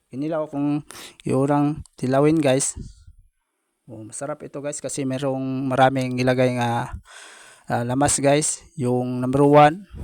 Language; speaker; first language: Filipino; non-native, local second language; Cebuano